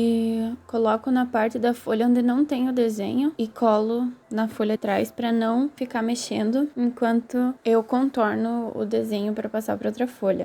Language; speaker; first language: Portuguese; native; Portuguese